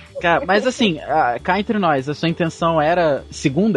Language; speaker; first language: Portuguese; native; Portuguese